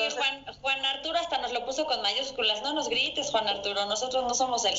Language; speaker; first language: Spanish; native; Spanish